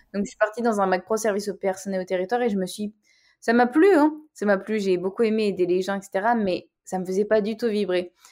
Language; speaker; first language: French; native; French